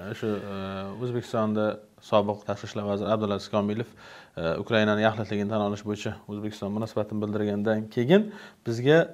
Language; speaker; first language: Uzbek; native; Uzbek